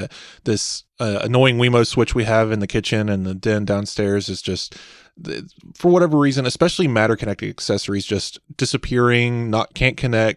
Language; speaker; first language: English; native; English